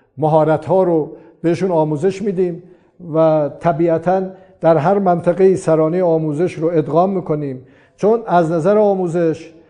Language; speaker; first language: Persian; non-native, local second language; Azerbaijani